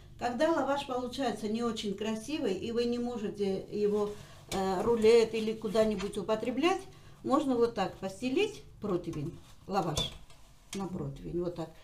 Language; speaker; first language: Russian; non-native, local second language; Armenian